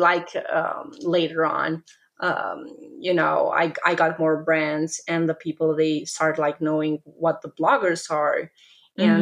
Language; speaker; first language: English; non-native, fluent; Albanian